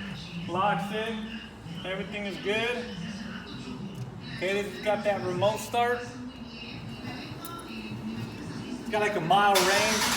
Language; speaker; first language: English; native; English